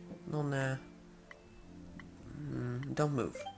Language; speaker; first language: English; non-native, learner; Swedish